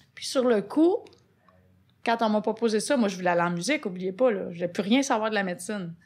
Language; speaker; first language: French; native; French